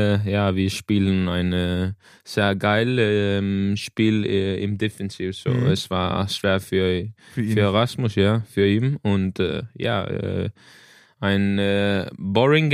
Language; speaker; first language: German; non-native, learner; Danish